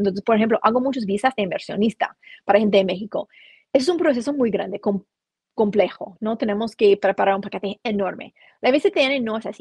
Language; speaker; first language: Spanish; non-native, fluent; English